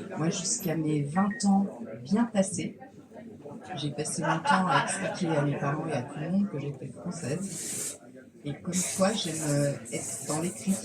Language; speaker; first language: French; native; French